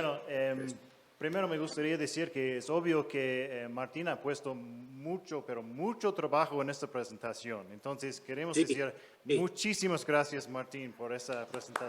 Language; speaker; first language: Spanish; non-native, fluent; English